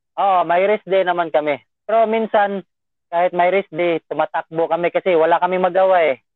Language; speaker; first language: Filipino; non-native, local second language; Cebuano